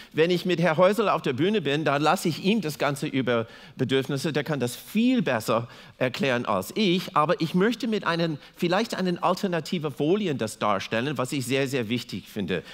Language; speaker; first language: German; non-native, fluent; English